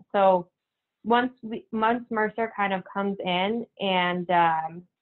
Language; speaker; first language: English; native; English